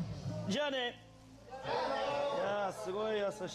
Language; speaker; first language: Japanese; non-native, learner; English